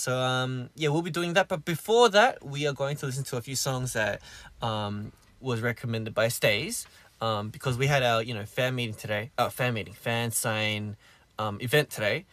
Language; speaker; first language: English; early bilingual, other home language; Korean